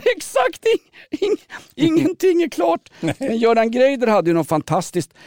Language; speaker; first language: Swedish; native; Swedish